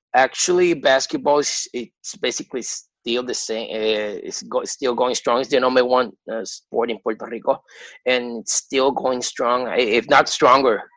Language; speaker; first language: English; non-native, fluent; Spanish